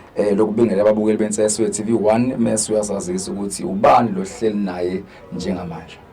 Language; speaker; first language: Zulu; native; Zulu